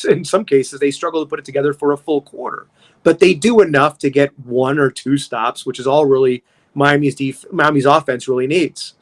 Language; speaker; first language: English; native; English